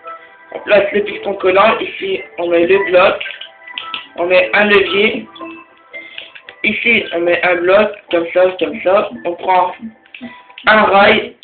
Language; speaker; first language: French; native; French